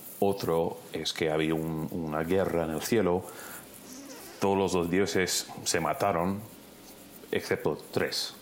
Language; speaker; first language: Spanish; non-native, fluent; English